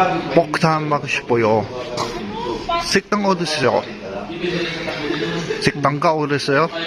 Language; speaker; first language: Korean; non-native, learner; Filipino